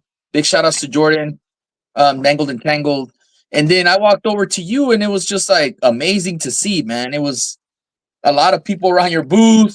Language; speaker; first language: English; native; English